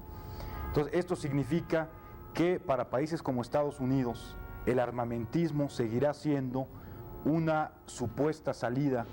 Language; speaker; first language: Spanish; native; Spanish